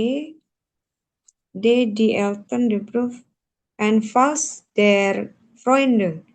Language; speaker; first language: German; non-native, learner; Indonesian